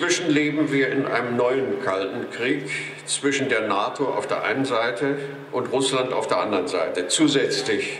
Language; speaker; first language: German; native; German